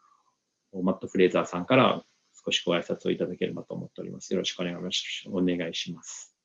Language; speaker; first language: Japanese; native; Japanese